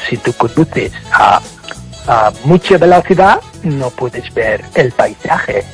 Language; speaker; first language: Spanish; non-native, fluent; English